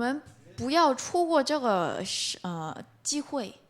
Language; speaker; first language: Chinese; non-native, fluent; Korean